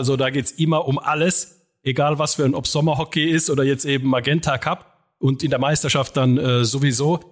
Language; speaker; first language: German; non-native, fluent; Finnish